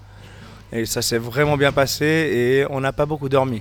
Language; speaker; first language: French; native; French